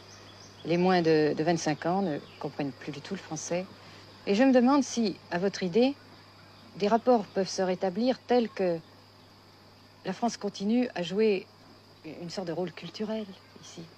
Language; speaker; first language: French; native; French